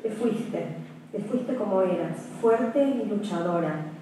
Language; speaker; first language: Spanish; native; Spanish